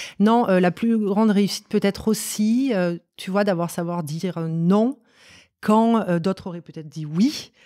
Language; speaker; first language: French; native; French